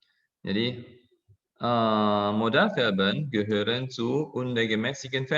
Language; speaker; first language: German; non-native, fluent; Indonesian